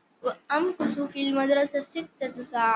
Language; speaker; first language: Arabic; non-native, learner; Urdu